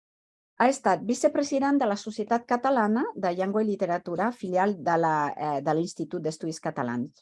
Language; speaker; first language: Catalan; non-native, fluent; French